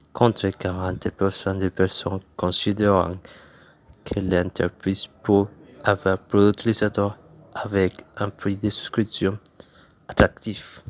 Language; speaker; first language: French; non-native, learner; Spanish